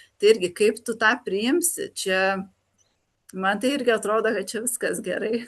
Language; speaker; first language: Lithuanian; native; Lithuanian